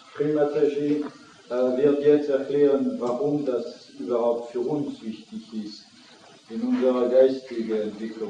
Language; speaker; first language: German; non-native, fluent; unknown